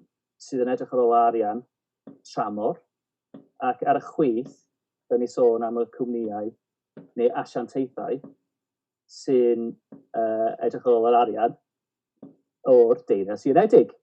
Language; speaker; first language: Welsh; native; Welsh